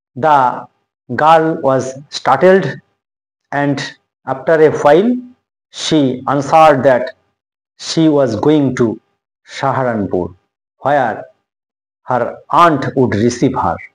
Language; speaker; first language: English; non-native, local second language; Bangla